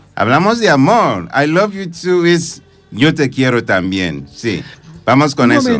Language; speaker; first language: Spanish; non-native, fluent; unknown